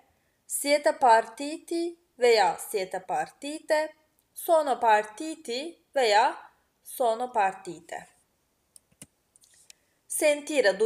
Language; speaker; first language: Italian; non-native, fluent; Turkish